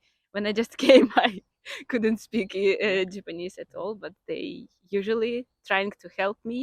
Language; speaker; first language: English; non-native, fluent; Ukrainian